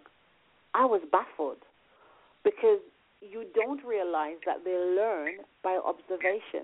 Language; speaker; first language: English; non-native, local second language; Jamaican Creole English